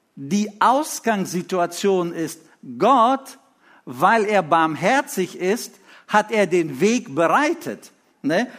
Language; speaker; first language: German; early bilingual, other home language; Russian